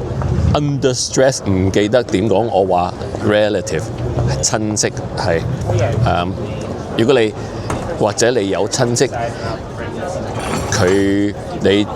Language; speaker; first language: Cantonese; early bilingual, heritage; English